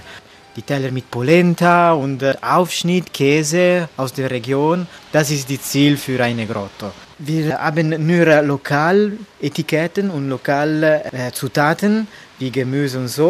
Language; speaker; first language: German; non-native, learner; Italian